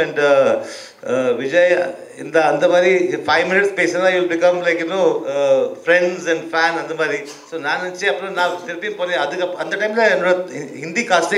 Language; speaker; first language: Tamil; early bilingual, heritage; Tamil